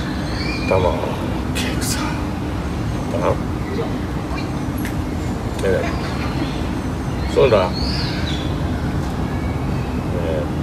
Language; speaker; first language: Turkish; non-native, learner; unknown